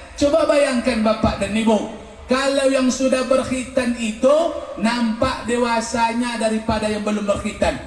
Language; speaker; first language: Malay; native; Malay